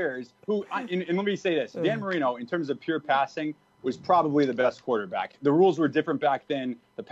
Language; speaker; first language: English; native; English